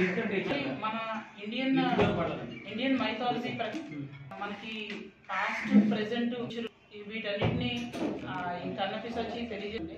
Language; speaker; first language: Telugu; native; Telugu